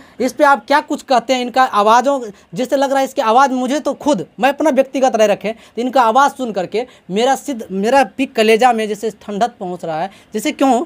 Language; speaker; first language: Hindi; native; Hindi